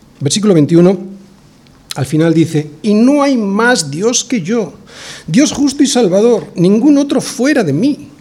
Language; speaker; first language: Spanish; native; Spanish